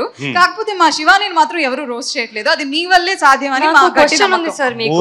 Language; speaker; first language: Telugu; native; Telugu